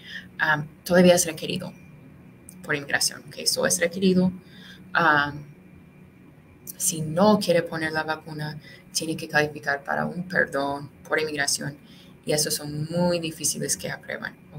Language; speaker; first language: Spanish; non-native, fluent; English